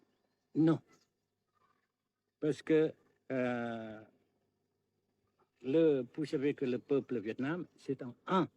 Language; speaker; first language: French; non-native, local second language; Vietnamese